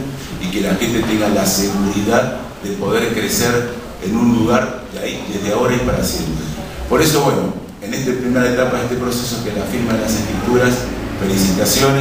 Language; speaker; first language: Spanish; native; Spanish